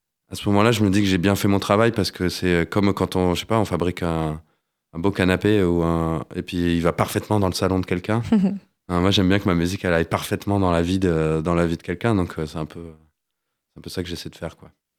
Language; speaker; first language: French; native; French